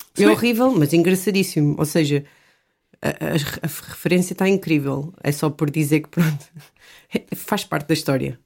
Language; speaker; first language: Portuguese; native; Portuguese